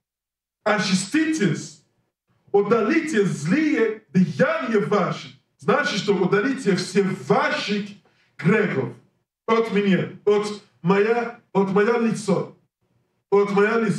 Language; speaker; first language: Russian; non-native, learner; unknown